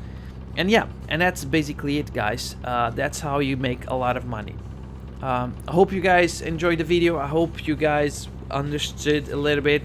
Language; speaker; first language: English; non-native, fluent; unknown